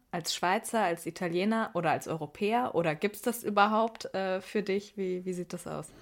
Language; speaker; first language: German; early bilingual, other home language; Persian